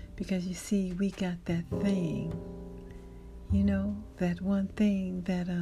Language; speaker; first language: English; native; English